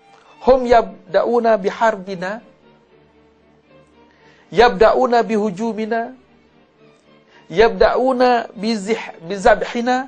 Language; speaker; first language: Arabic; non-native, learner; Malay